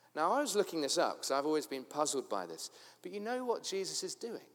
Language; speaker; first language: English; native; English